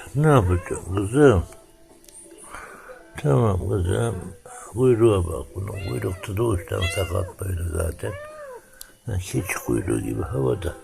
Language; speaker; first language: Turkish; native; Turkish